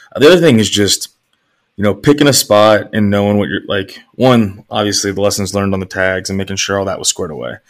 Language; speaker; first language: English; native; English